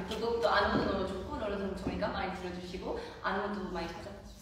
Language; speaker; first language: Korean; early bilingual, heritage; Korean